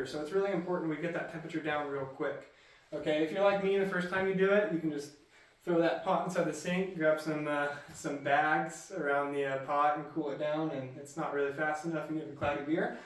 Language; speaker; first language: English; native; English